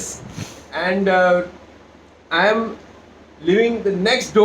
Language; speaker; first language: English; non-native, local second language; Punjabi